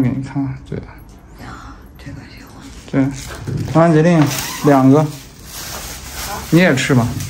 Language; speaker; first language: Chinese; native; Chinese